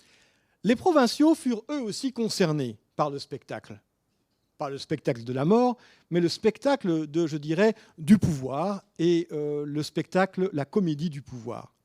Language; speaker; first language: French; native; French